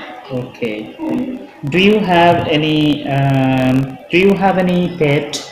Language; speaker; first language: English; non-native, fluent; Bangla